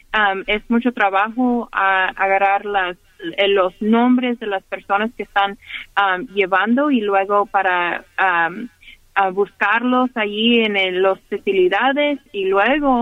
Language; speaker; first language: Spanish; early bilingual, heritage; Spanish